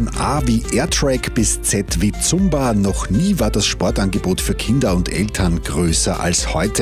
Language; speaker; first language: German; native; German